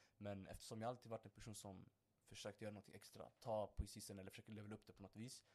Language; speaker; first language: Swedish; early bilingual, other home language; Somali